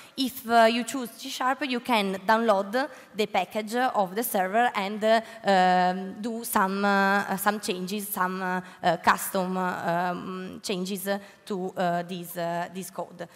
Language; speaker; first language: English; non-native, learner; Italian